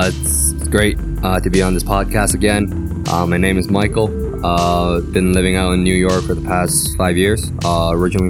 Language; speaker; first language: English; native; English